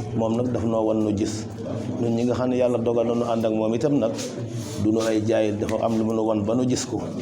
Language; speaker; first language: Wolof; native; Wolof